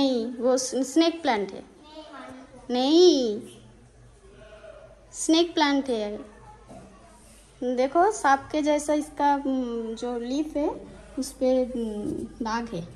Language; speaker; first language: Hindi; non-native, local second language; Bangla